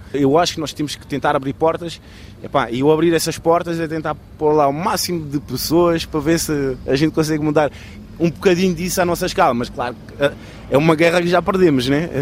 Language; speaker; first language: Portuguese; early bilingual, heritage; Portuguese